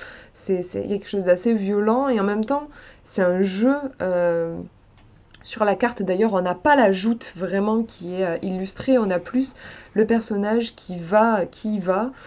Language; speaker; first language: French; native; French